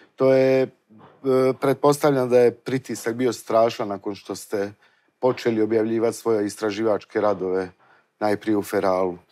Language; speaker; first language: Croatian; native; Croatian